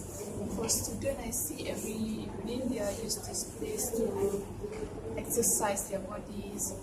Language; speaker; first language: English; non-native, local second language; Malay